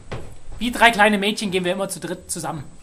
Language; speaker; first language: German; native; German